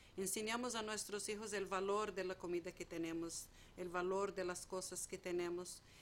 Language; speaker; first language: Spanish; non-native, fluent; Portuguese